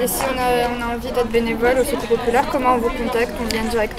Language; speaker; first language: French; native; French